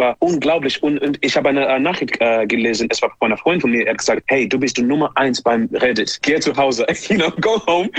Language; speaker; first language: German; non-native, learner; English